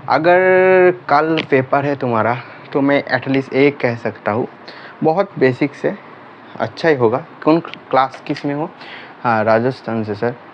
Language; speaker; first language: Hindi; non-native, local second language; Bangla